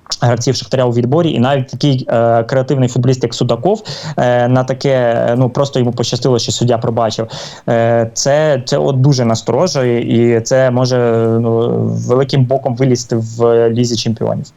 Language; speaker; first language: Ukrainian; native; Ukrainian